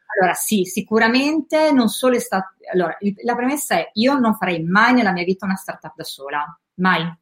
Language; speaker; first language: Italian; native; Italian